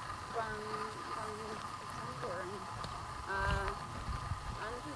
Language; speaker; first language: Chinese; non-native, fluent; Spanish